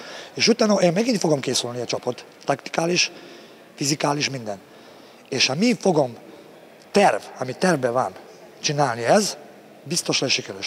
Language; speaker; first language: Hungarian; non-native, learner; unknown